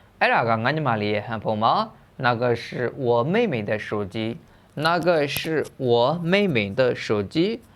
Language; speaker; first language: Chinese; non-native, fluent; Burmese